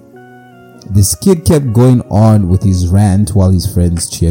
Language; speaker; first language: English; non-native, local second language; Shona